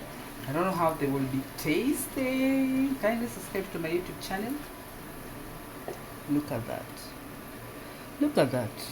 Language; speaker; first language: English; non-native, local second language; Swahili